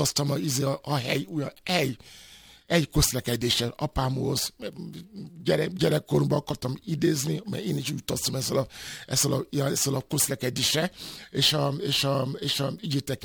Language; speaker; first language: Hungarian; non-native, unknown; Yoruba